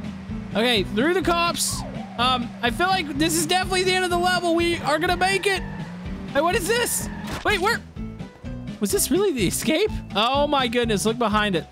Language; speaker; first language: English; native; English